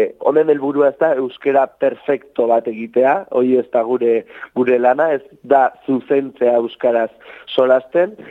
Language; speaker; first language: Basque; native; Basque